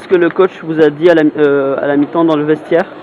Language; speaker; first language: French; native; French